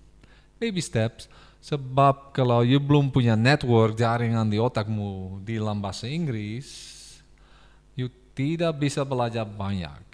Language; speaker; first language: Indonesian; non-native, fluent; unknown